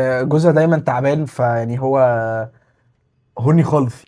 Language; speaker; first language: Arabic; native; Arabic